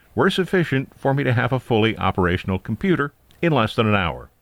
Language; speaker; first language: English; native; English